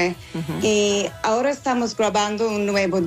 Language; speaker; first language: Spanish; non-native, fluent; English